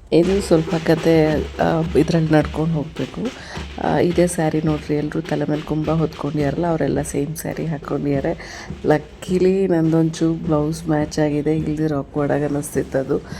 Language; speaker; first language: Kannada; native; Kannada